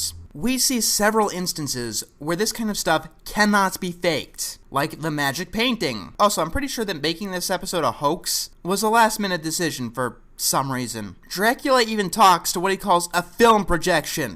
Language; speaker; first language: English; native; English